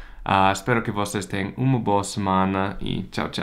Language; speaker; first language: Portuguese; non-native, fluent; English